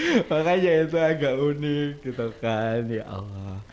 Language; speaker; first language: Indonesian; native; Indonesian